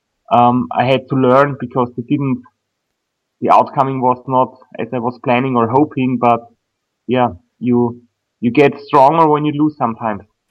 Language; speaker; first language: English; non-native, fluent; German